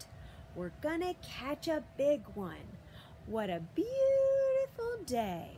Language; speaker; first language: English; native; English